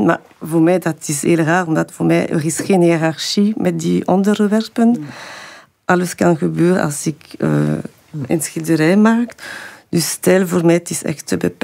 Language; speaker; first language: Dutch; non-native, fluent; French